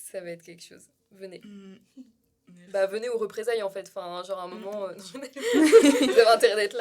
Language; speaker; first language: French; native; French